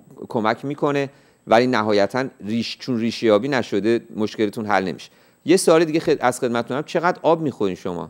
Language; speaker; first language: Persian; native; Persian